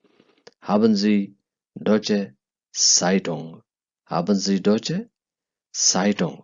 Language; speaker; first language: German; non-native, fluent; Urdu